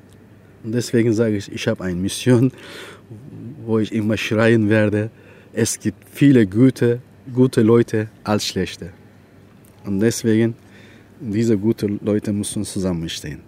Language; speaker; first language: German; non-native, learner; Turkish